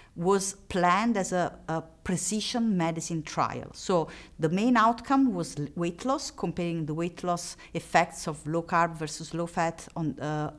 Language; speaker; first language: English; non-native, fluent; Italian